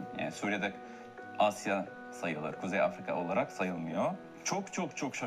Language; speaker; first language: Turkish; non-native, fluent; Arabic